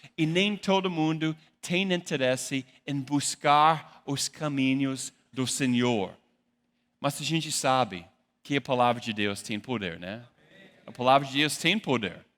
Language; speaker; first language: Portuguese; non-native, fluent; English